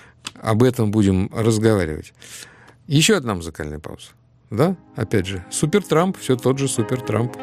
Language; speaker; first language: Russian; native; Russian